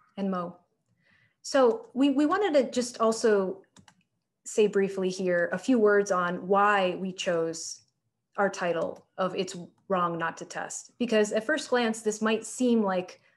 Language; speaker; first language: English; native; English